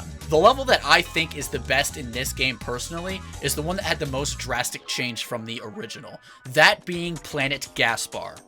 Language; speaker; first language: English; native; English